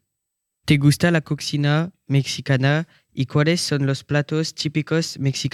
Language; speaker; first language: Spanish; non-native, learner; French